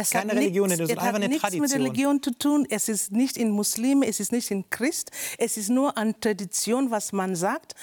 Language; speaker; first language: German; non-native, learner; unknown